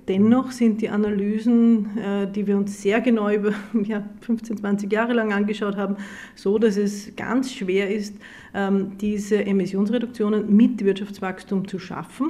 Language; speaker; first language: German; native; German